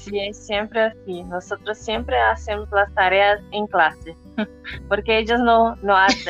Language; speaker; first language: Spanish; non-native, fluent; Portuguese